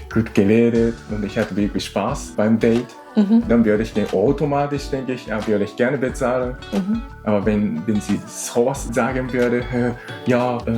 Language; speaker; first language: German; non-native, learner; Japanese